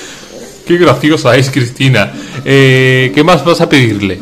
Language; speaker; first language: Spanish; native; Spanish